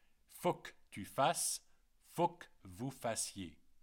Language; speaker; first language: French; native; French